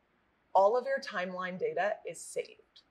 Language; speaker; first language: English; native; English